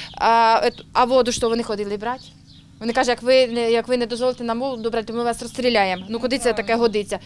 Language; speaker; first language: Ukrainian; native; Ukrainian